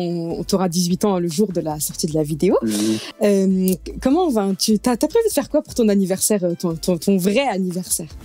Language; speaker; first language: French; native; French